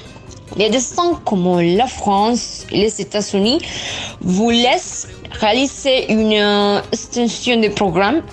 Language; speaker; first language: French; non-native, learner; Spanish